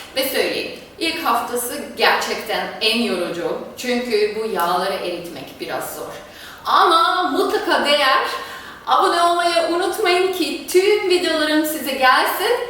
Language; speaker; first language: Turkish; non-native, fluent; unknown